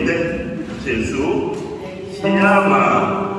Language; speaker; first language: Italian; non-native, fluent; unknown